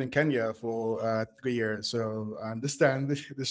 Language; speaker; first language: English; non-native, local second language; Yoruba